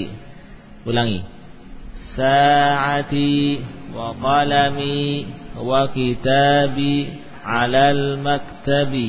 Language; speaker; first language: Arabic; non-native, fluent; Indonesian